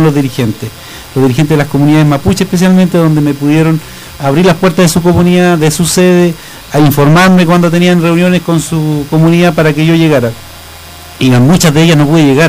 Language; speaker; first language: Spanish; native; Spanish